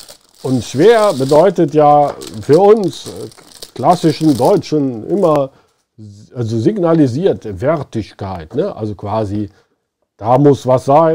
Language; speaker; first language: German; native; German